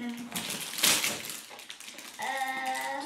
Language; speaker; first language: English; non-native, learner; Filipino